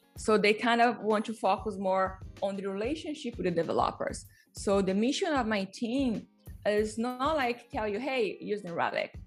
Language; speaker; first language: English; non-native, fluent; Portuguese